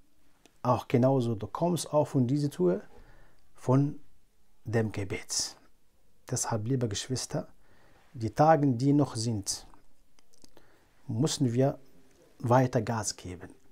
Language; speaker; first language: German; non-native, fluent; Arabic